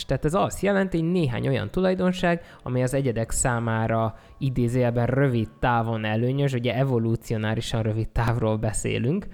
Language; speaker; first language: Hungarian; native; Hungarian